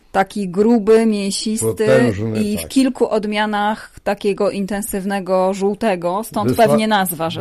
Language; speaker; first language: Polish; native; Polish